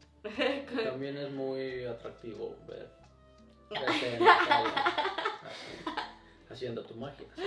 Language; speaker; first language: Spanish; non-native, fluent; Icelandic